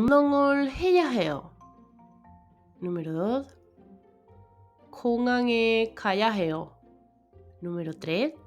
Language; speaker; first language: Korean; non-native, fluent; Spanish